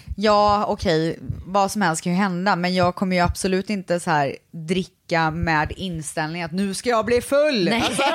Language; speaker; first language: Swedish; native; Swedish